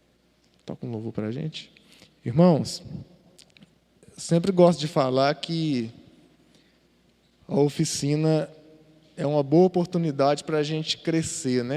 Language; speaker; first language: Portuguese; native; Portuguese